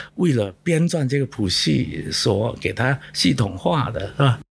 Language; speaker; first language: Chinese; non-native, local second language; Min Nan Chinese